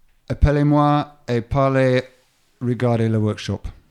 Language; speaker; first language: French; non-native, learner; English